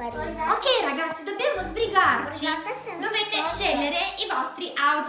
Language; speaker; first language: Italian; native; Italian